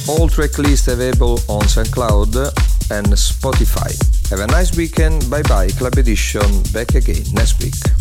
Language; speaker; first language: English; non-native, fluent; Italian